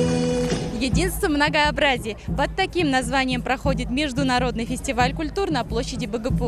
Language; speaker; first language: Russian; native; Russian